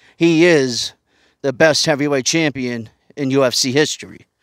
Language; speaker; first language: English; native; English